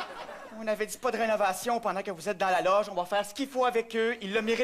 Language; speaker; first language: French; native; French